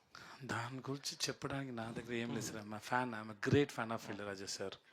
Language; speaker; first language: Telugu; non-native, learner; Tamil